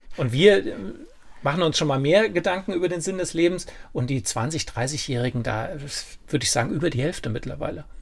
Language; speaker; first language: German; native; German